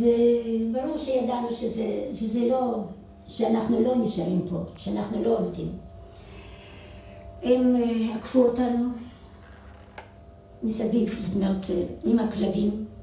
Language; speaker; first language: Hebrew; non-native, fluent; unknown